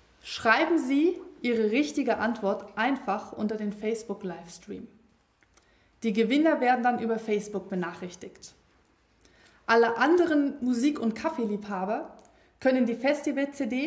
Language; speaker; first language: German; native; German